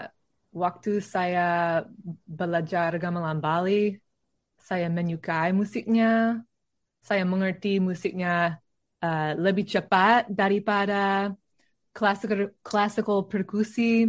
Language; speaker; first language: Indonesian; non-native, learner; English